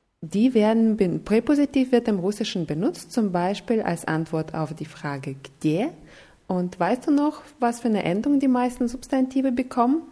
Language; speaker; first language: German; non-native, fluent; Russian